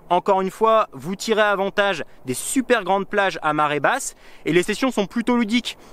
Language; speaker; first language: French; native; French